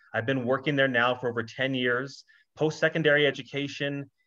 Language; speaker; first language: English; native; English